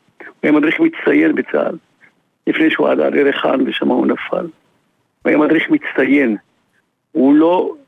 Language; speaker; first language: Hebrew; non-native, fluent; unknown